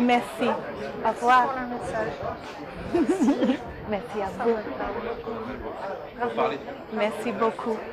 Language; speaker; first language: French; non-native, fluent; English